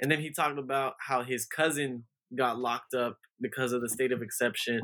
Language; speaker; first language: English; native; English